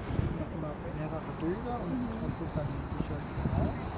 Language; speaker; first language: German; native; German